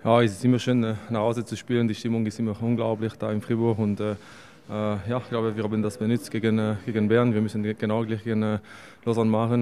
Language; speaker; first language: German; non-native, local second language; French